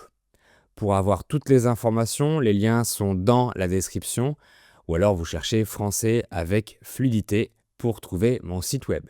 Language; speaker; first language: French; native; French